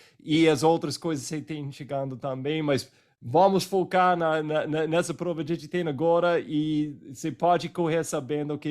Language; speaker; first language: Portuguese; non-native, fluent; English